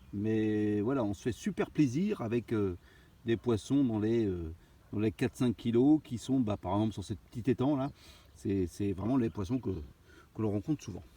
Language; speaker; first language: French; native; French